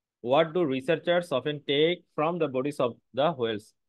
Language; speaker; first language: English; non-native, local second language; Bangla